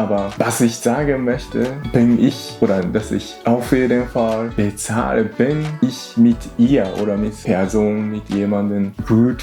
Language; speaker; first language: German; non-native, learner; Japanese